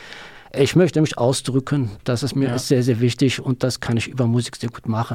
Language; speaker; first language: German; non-native, learner; Kurdish